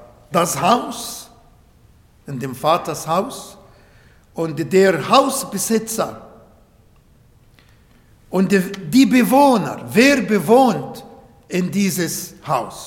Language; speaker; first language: German; non-native, learner; Arabic